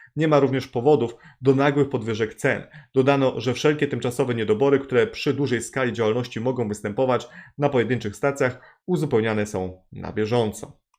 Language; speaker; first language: Polish; native; Polish